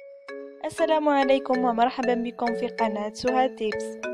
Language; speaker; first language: Arabic; native; Arabic